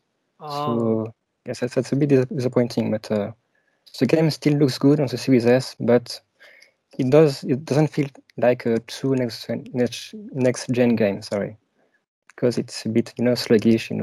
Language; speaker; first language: English; non-native, fluent; French